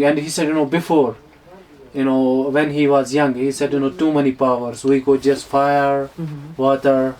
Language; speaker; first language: English; non-native, learner; Hindi